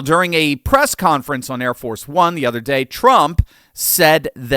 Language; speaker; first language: English; native; English